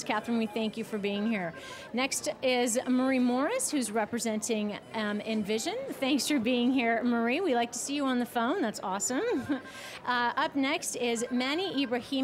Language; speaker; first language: English; native; English